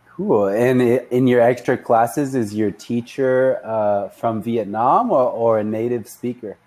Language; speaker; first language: English; native; English